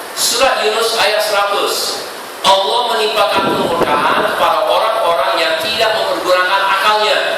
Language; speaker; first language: Indonesian; non-native, fluent; English